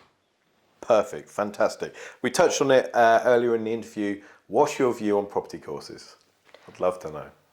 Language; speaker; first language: English; native; English